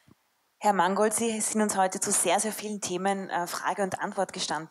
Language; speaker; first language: German; native; German